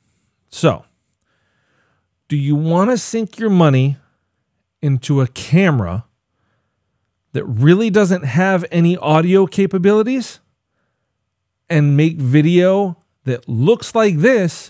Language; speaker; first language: English; native; English